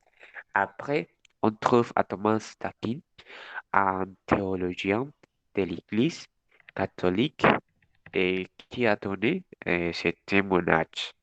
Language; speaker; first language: French; non-native, learner; Spanish